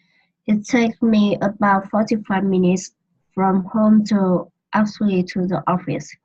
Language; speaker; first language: English; non-native, learner; Vietnamese